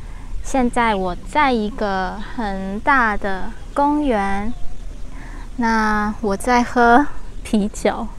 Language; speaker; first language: Chinese; non-native, learner; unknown